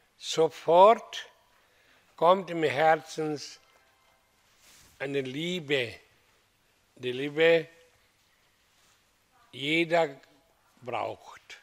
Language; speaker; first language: German; non-native, fluent; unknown